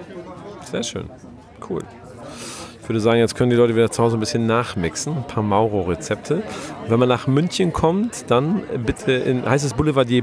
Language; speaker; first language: German; native; German